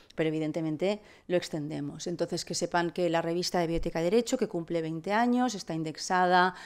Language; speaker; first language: Spanish; non-native, local second language; Catalan